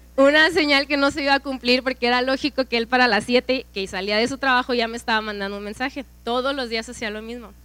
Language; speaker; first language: Spanish; native; Spanish